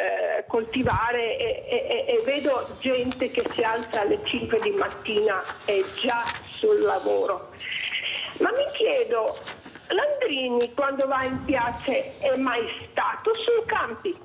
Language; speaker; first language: Italian; non-native, fluent; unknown